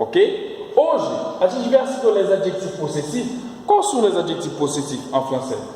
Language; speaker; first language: Portuguese; non-native, fluent; French